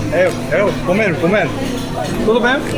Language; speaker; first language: Portuguese; non-native, learner; Korean